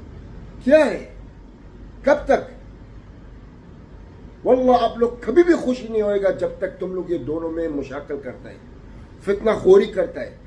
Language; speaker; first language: Hindi; non-native, learner; Arabic